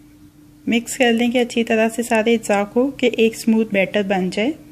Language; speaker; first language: Urdu; native; Urdu